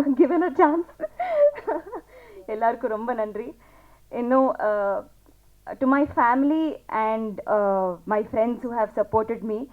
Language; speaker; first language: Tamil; non-native, learner; Telugu